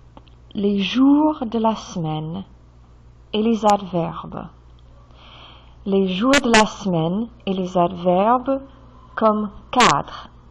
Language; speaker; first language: French; non-native, fluent; English